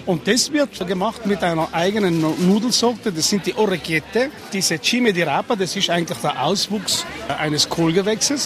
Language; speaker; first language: German; native; German